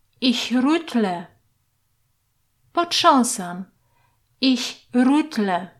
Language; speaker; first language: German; non-native, fluent; Polish